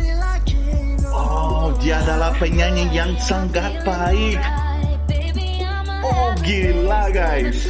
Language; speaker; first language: Indonesian; non-native, fluent; Portuguese